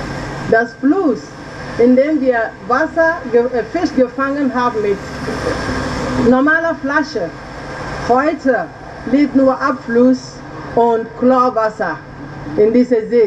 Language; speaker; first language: German; non-native, learner; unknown